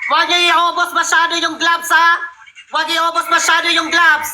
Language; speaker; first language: Filipino; non-native, local second language; Cebuano